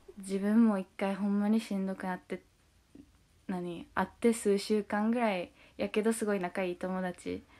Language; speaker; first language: Japanese; native; Japanese